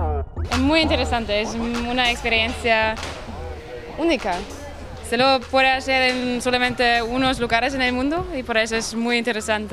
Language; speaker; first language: Spanish; non-native, fluent; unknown